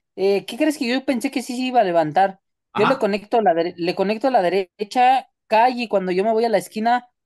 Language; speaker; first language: Spanish; native; Spanish